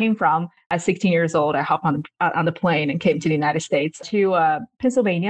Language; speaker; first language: English; non-native, fluent; Chinese